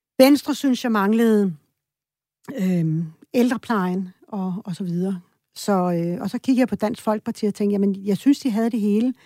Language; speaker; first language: Danish; early bilingual, other home language; Swedish